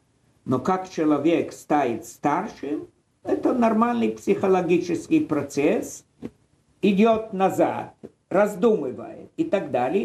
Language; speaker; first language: Russian; non-native, fluent; Polish